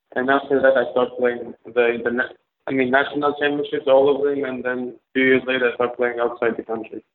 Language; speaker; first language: English; early bilingual, other home language; Albanian